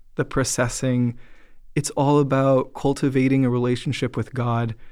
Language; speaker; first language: English; native; English